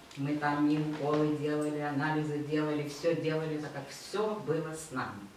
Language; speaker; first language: Russian; non-native, local second language; Ukrainian